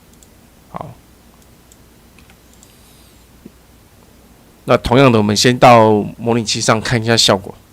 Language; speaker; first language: Chinese; native; Chinese